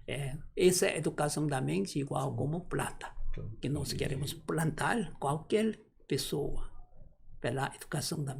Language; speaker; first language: Portuguese; non-native, learner; Korean